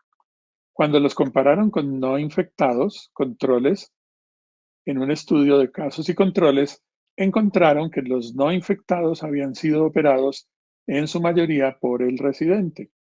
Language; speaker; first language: Spanish; native; Spanish